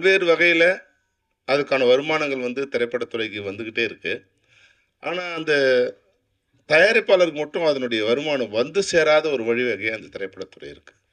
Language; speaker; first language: Tamil; native; Tamil